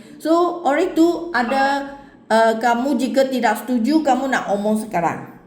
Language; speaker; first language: Malay; non-native, local second language; Chinese